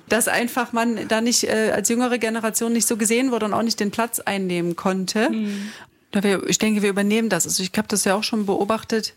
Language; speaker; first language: German; native; German